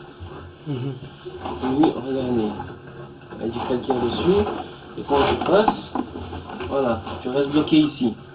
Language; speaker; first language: French; native; French